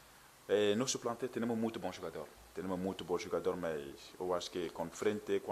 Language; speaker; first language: Portuguese; non-native, learner; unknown